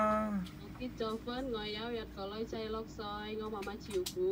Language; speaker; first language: Cantonese; non-native, learner; Indonesian